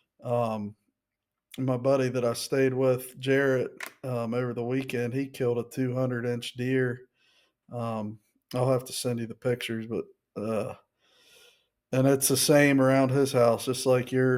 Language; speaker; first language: English; native; English